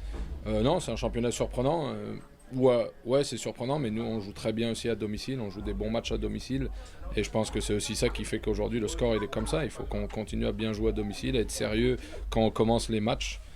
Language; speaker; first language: French; native; French